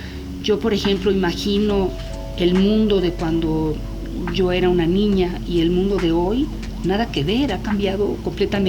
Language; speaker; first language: Spanish; native; Spanish